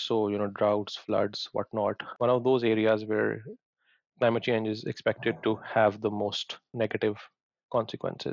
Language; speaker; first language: English; non-native, local second language; Punjabi